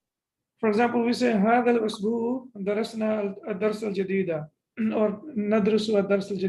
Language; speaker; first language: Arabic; non-native, fluent; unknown